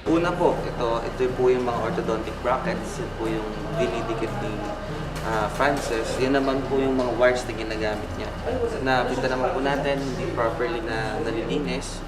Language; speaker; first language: Filipino; native; Filipino